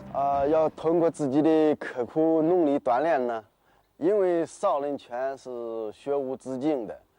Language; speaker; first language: Chinese; native; Chinese